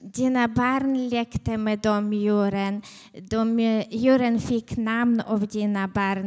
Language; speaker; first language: Swedish; non-native, fluent; Ukrainian